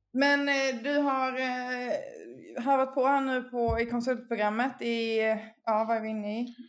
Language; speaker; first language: Swedish; native; Swedish